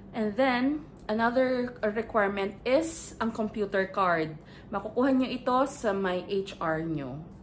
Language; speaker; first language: Filipino; native; Filipino